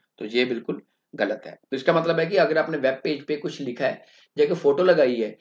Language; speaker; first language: Hindi; non-native, local second language; Punjabi